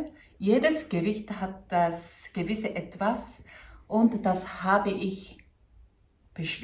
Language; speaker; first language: German; non-native, fluent; Korean